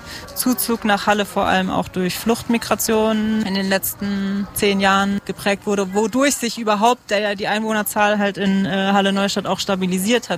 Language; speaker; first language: German; native; German